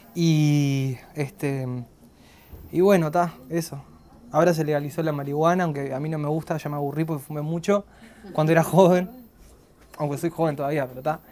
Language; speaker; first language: Spanish; native; Spanish